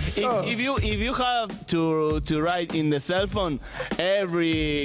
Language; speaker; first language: English; non-native, learner; Spanish